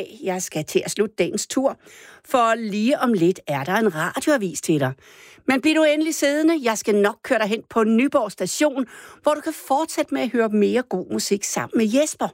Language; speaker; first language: Danish; native; Danish